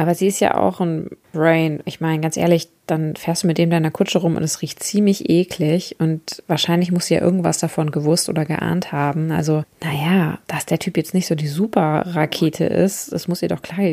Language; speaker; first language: German; native; German